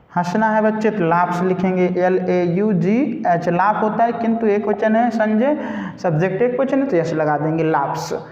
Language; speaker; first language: Hindi; native; Hindi